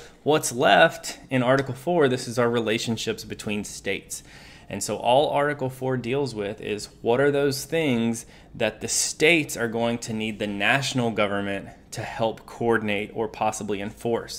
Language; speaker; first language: English; native; English